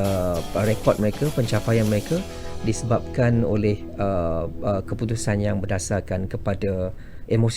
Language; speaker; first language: Malay; native; Malay